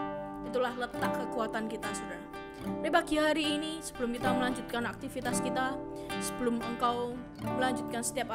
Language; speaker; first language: Indonesian; native; Indonesian